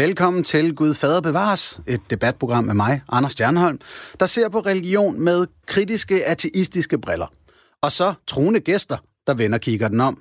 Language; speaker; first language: Danish; native; Danish